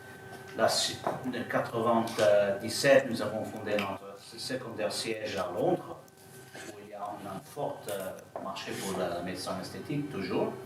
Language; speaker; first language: French; non-native, fluent; Italian